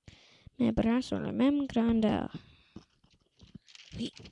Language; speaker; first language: French; non-native, local second language; English